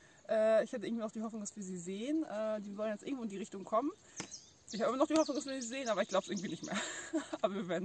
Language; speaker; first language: German; native; German